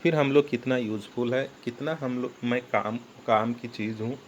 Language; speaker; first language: Hindi; non-native, local second language; Marathi